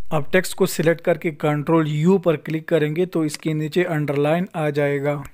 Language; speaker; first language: Urdu; non-native, local second language; Pashto